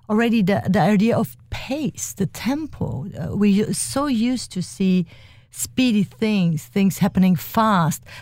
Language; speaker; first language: English; early bilingual, other home language; German